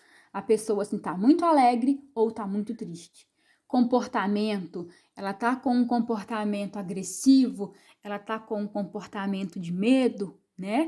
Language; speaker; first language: Portuguese; native; Portuguese